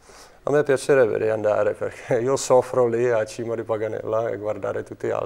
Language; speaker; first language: Italian; non-native, fluent; Czech